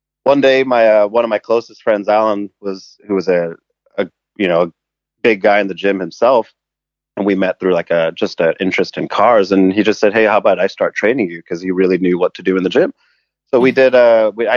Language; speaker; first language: English; native; English